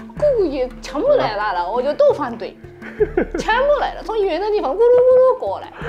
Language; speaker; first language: Chinese; non-native, fluent; Japanese